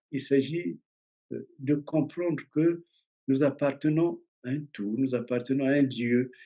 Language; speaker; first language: French; early bilingual, other home language; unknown